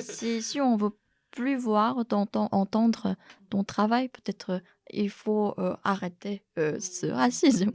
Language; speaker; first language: French; non-native, fluent; Korean